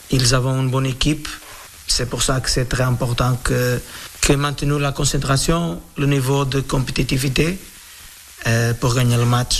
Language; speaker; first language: French; non-native, learner; Portuguese